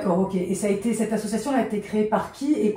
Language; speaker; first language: French; native; French